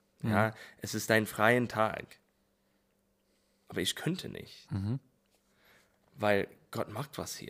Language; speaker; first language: German; non-native, learner; English